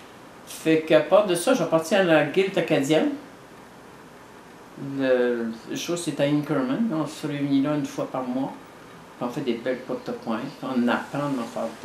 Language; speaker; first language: French; native; French